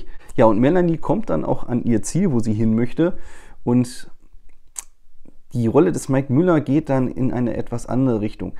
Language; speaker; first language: German; native; German